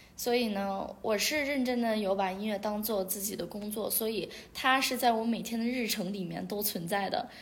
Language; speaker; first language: Chinese; non-native, local second language; Uyghur